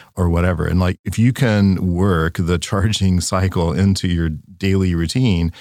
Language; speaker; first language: English; native; English